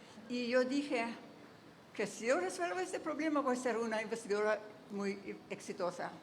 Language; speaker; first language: Spanish; non-native, fluent; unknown